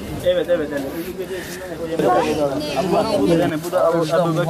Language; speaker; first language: Turkish; non-native, learner; Tajik